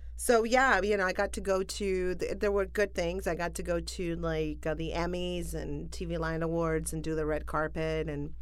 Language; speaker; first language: English; non-native, fluent; Spanish